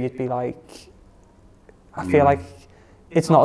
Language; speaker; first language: English; native; English